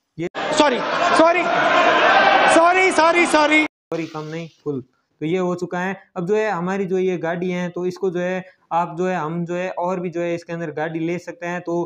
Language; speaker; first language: Hindi; native; Hindi